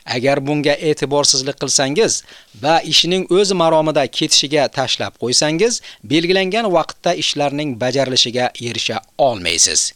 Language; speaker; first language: Uzbek; native; Uzbek